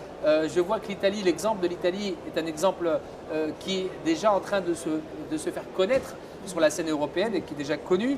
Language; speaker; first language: French; non-native, local second language; Arabic